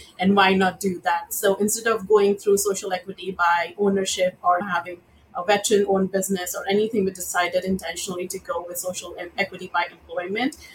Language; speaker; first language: English; non-native, local second language; Marathi